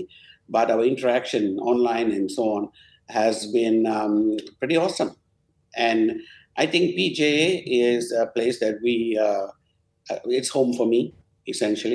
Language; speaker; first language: English; non-native, local second language; Tamil